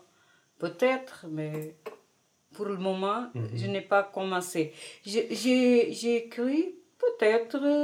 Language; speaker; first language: French; non-native, fluent; Portuguese